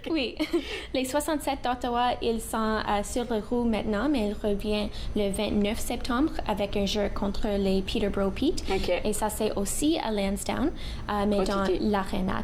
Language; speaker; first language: French; non-native, local second language; English